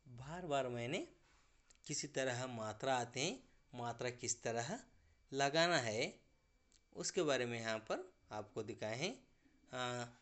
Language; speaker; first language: Hindi; non-native, local second language; Kannada